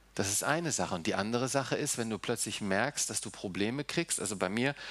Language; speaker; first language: German; early bilingual, heritage; German